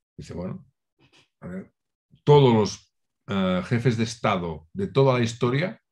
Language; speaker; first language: Spanish; non-native, local second language; Catalan